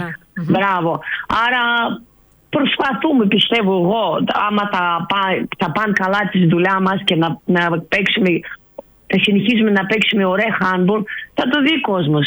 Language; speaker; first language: Greek; non-native, learner; Russian